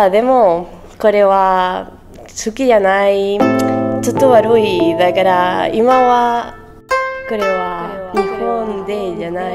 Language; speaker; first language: Japanese; non-native, learner; Spanish